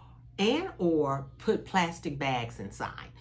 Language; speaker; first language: English; native; English